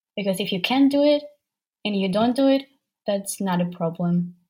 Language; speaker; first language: English; non-native, fluent; Ukrainian